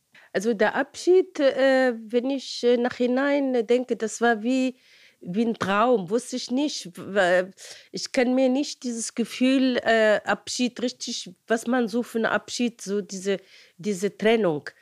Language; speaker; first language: German; non-native, fluent; Arabic